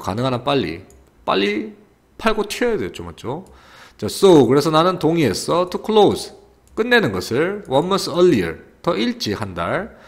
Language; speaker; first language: Korean; native; Korean